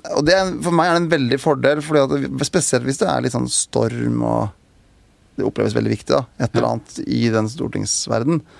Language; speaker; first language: Norwegian; native; Norwegian